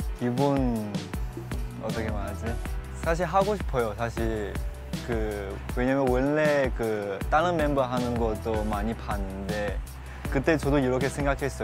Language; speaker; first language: Korean; non-native, learner; Chinese